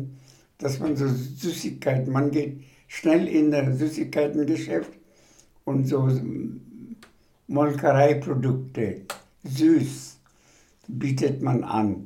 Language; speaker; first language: German; non-native, fluent; Bangla